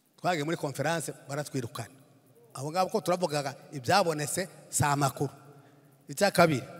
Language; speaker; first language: Kinyarwanda; native; Kinyarwanda